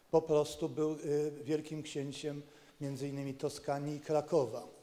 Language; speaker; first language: Polish; native; Polish